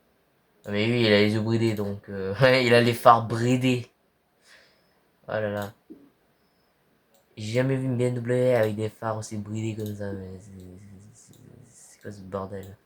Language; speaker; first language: French; native; French